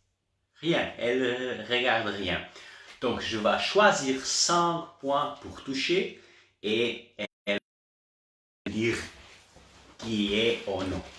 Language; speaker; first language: French; non-native, learner; Portuguese